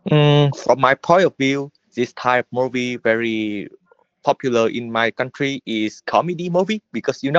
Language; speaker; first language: English; non-native, learner; Vietnamese